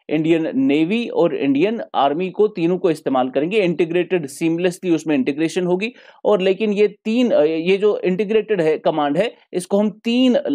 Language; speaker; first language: Hindi; non-native, local second language; Kashmiri